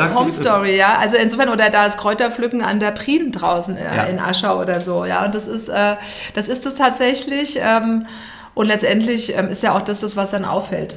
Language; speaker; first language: German; native; German